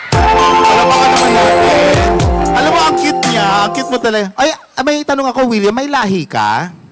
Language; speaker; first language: Filipino; non-native, local second language; Cebuano